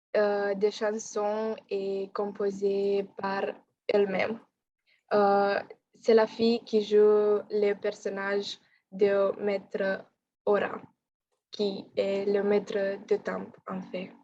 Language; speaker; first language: French; non-native, fluent; Romanian